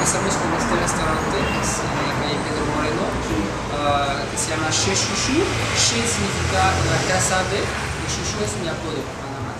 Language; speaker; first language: Spanish; non-native, fluent; French